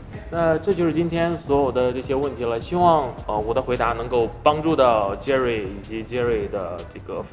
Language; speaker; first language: Chinese; native; Chinese